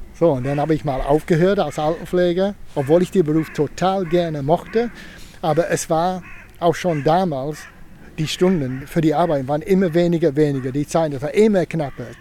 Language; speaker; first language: German; non-native, fluent; English